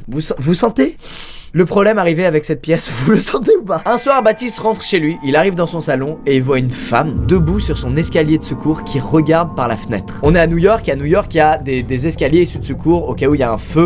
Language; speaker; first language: French; native; French